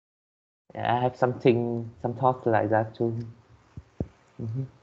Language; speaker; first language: English; non-native, learner; Vietnamese